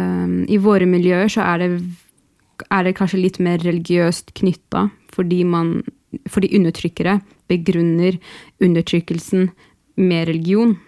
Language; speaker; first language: Norwegian; early bilingual, other home language; Arabic